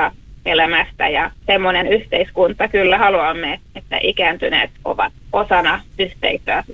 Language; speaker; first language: Finnish; non-native, local second language; Swedish